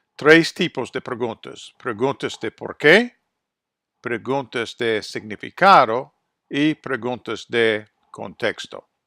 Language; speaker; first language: Spanish; non-native, fluent; English